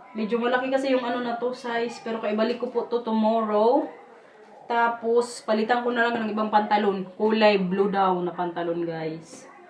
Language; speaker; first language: Filipino; non-native, local second language; Waray